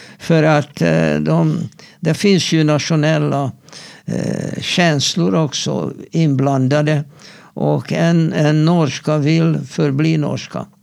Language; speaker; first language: Swedish; non-native, fluent; Hungarian